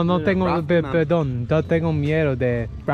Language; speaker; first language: Spanish; non-native, learner; English